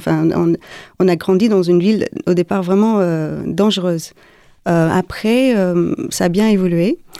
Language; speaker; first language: French; non-native, fluent; English